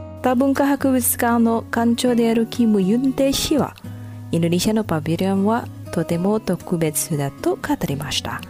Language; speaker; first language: Japanese; non-native, fluent; Indonesian